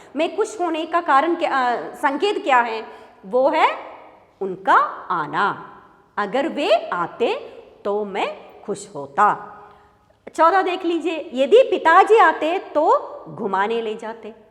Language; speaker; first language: Hindi; non-native, local second language; Malayalam